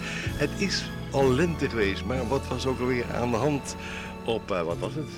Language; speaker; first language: Dutch; native; Dutch